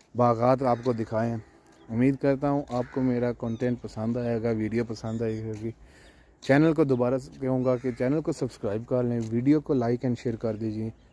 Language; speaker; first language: Urdu; non-native, local second language; Punjabi